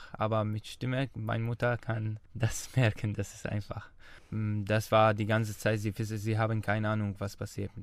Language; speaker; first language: German; non-native, learner; Arabic